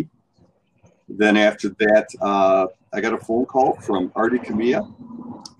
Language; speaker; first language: English; native; English